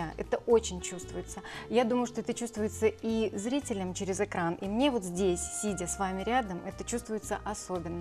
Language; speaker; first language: Russian; native; Russian